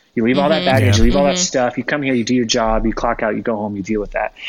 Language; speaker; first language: English; native; English